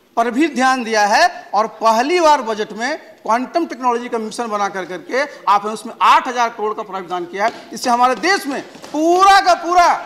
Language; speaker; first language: Hindi; native; Hindi